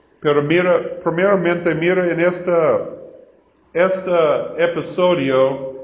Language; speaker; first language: Spanish; non-native, learner; English